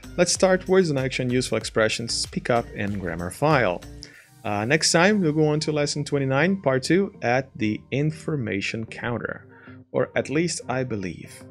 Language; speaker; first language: English; non-native, fluent; Portuguese